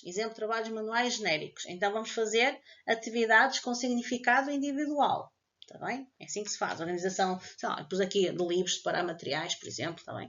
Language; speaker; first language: Portuguese; native; Portuguese